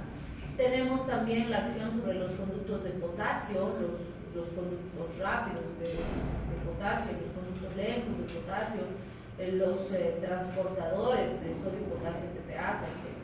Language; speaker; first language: Spanish; native; Spanish